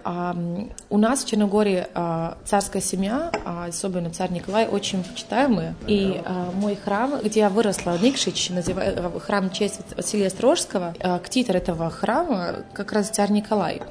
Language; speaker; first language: Russian; non-native, fluent; Serbian